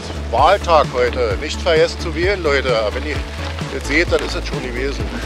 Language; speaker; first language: German; native; German